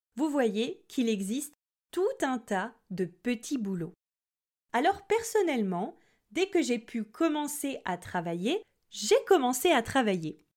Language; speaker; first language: French; native; French